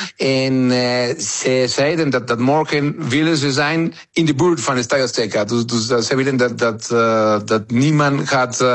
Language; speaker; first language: Dutch; non-native, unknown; Spanish